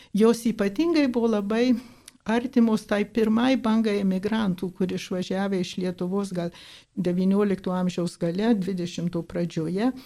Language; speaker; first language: Lithuanian; early bilingual, heritage; Lithuanian